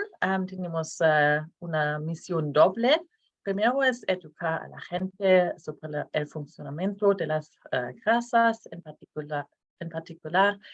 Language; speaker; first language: Spanish; non-native, fluent; Norwegian